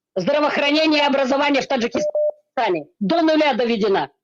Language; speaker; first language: Russian; non-native, local second language; Tajik